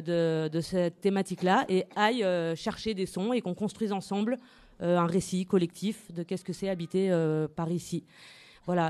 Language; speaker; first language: French; native; French